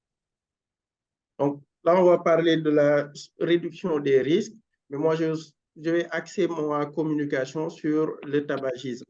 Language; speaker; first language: French; non-native, local second language; Wolof